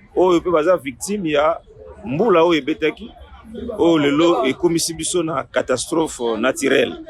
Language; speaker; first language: Lingala; native; Lingala